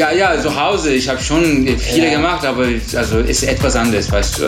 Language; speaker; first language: German; non-native, learner; Turkish